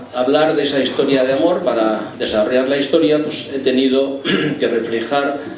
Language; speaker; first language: Spanish; native; Spanish